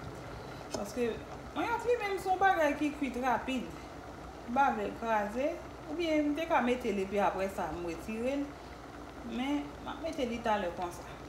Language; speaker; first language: French; non-native, local second language; Haitian Creole